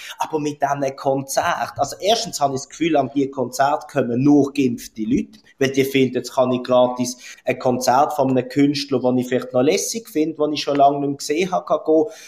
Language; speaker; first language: German; native; German